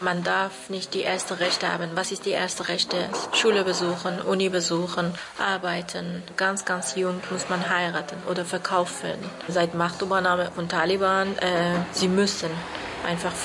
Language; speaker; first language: German; non-native, fluent; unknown